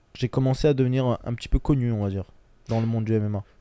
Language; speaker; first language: French; early bilingual, other home language; Chechen